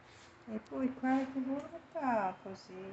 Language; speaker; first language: Italian; non-native, learner; Japanese